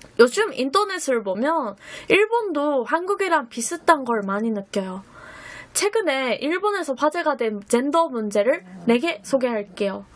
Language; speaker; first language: Korean; non-native, fluent; Japanese